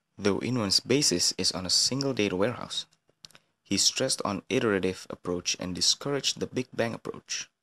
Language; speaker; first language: English; non-native, fluent; Indonesian